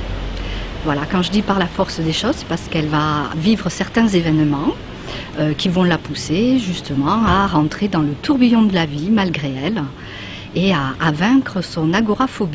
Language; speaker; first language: French; native; French